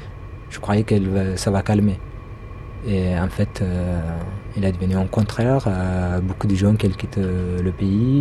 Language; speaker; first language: French; non-native, fluent; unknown